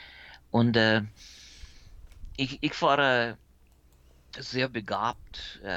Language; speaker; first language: German; early bilingual, heritage; English